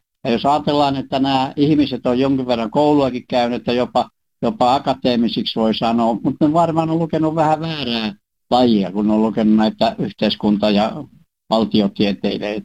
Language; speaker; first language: Finnish; native; Finnish